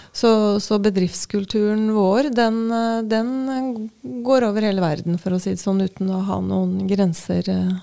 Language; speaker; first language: Norwegian; native; Norwegian